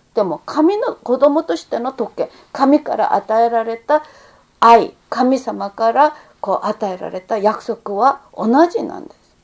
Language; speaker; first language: Japanese; non-native, fluent; Korean